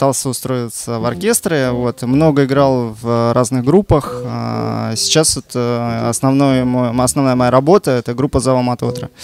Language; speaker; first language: Russian; native; Russian